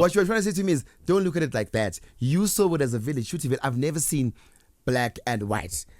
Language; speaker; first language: English; non-native, local second language; Zulu